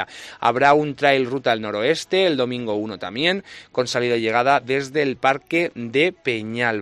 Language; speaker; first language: Spanish; native; Spanish